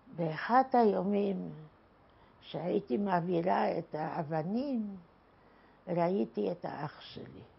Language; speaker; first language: Hebrew; non-native, fluent; Polish